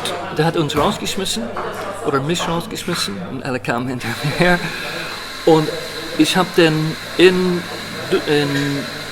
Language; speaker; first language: German; non-native, fluent; English